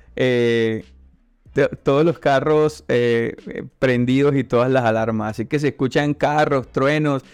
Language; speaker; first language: Spanish; native; Spanish